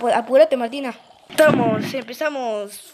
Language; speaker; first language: Spanish; native; Spanish